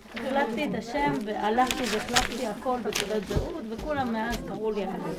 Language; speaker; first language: Hebrew; early bilingual, other home language; Persian